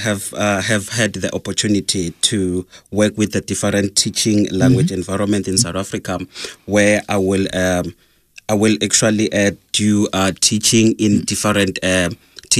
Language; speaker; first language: English; non-native, local second language; Zulu